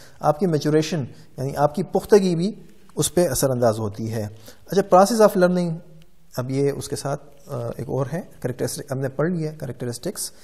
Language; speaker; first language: Urdu; non-native, local second language; Pashto